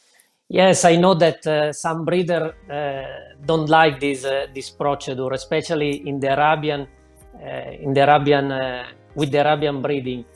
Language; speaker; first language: English; non-native, learner; Italian